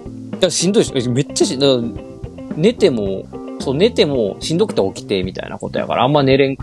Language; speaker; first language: Japanese; native; Japanese